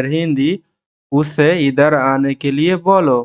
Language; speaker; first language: Hindi; non-native, learner; Bangla